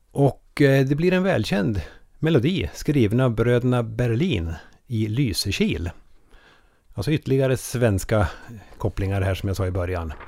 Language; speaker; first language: Swedish; native; Swedish